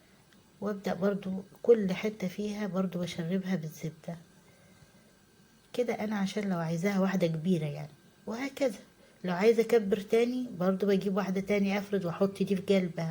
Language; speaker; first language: Arabic; native; Arabic